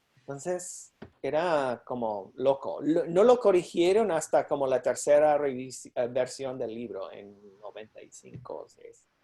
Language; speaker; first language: Spanish; non-native, fluent; English